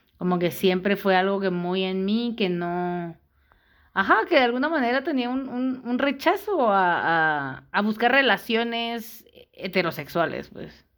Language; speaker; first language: Spanish; native; Spanish